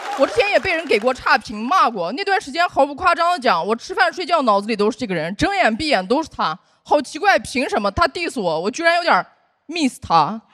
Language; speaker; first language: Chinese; non-native, local second language; Uyghur